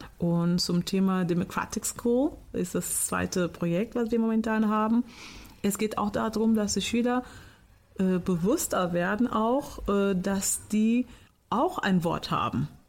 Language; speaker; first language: German; non-native, fluent; Portuguese